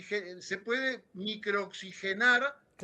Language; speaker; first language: Spanish; native; Spanish